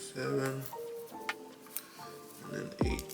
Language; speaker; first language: English; native; English